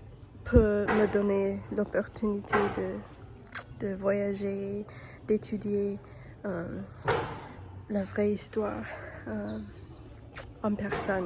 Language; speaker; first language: French; non-native, learner; English